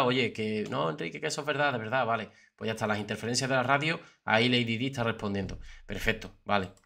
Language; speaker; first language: Spanish; native; Spanish